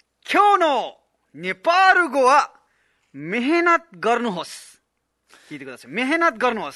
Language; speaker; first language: Japanese; non-native, fluent; Nepali